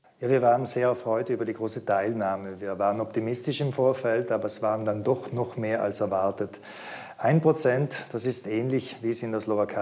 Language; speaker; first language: German; native; German